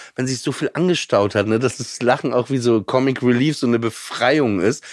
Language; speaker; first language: German; native; German